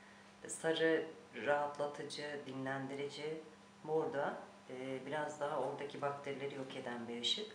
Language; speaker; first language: Turkish; native; Turkish